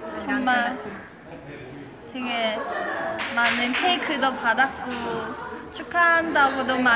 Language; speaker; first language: Korean; non-native, fluent; Chinese